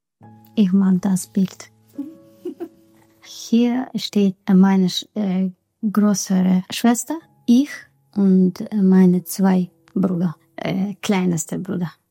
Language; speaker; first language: German; non-native, learner; Russian